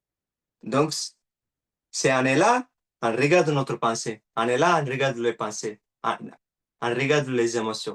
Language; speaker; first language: French; non-native, learner; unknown